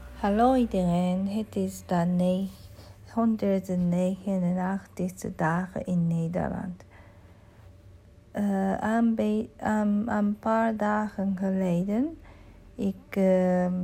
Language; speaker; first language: Dutch; non-native, learner; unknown